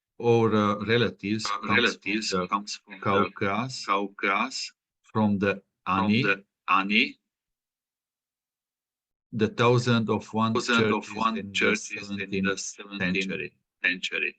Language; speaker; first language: English; non-native, fluent; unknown